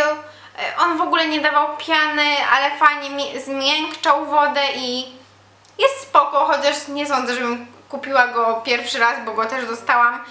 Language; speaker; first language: Polish; native; Polish